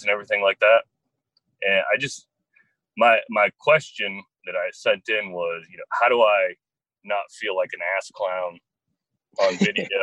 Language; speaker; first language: English; native; English